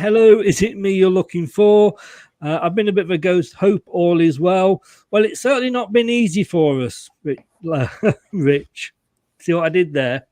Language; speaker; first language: English; native; English